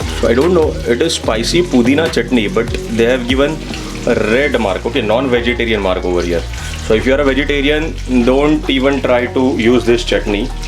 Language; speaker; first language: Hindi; non-native, local second language; Marathi